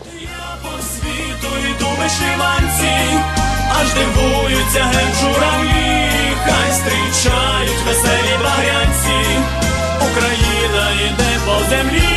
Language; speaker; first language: Ukrainian; native; Ukrainian